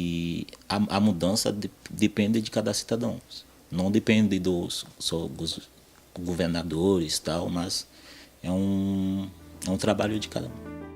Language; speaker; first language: Portuguese; non-native, fluent; Haitian Creole